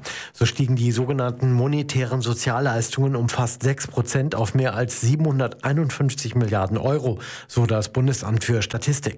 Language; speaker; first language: German; native; German